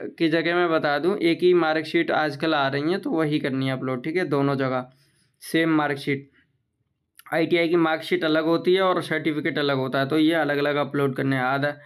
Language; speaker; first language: Hindi; native; Hindi